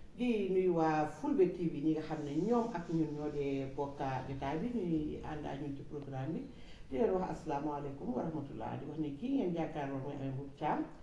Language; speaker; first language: Wolof; native; Wolof